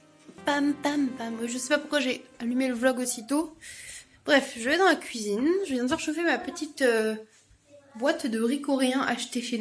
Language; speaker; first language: French; native; French